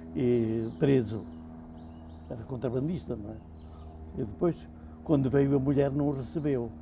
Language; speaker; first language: Portuguese; native; Portuguese